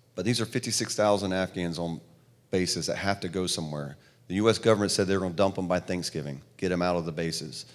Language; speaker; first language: English; native; English